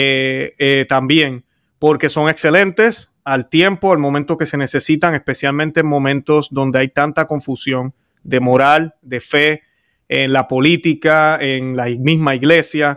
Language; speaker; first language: Spanish; native; Spanish